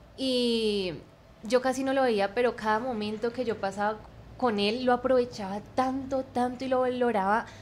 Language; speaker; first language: Spanish; native; Spanish